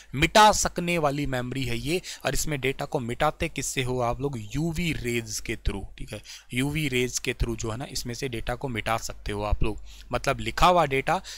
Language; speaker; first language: Hindi; native; Hindi